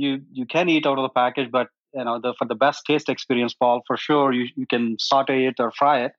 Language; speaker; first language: English; non-native, local second language; Telugu